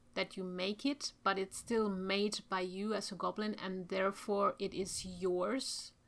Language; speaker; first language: English; non-native, fluent; Czech